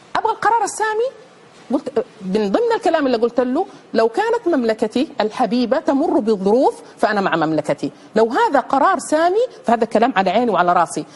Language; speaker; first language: Arabic; native; Arabic